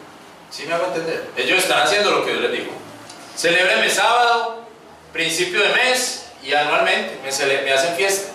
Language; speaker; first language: Spanish; native; Spanish